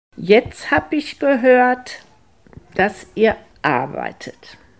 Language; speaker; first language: German; native; German